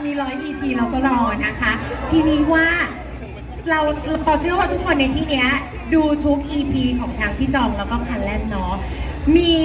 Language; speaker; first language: Thai; native; Thai